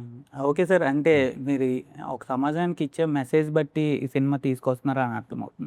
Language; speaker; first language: Telugu; native; Telugu